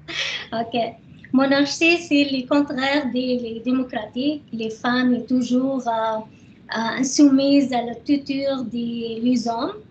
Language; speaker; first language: French; non-native, learner; Arabic